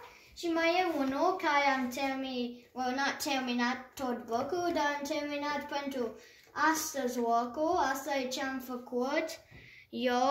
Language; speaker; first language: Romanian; early bilingual, heritage; Romanian